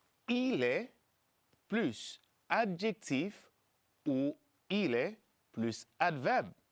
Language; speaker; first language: French; non-native, fluent; Spanish